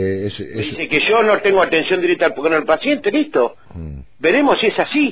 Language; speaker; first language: Spanish; native; Spanish